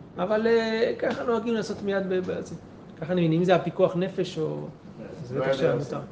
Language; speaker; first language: Hebrew; native; Hebrew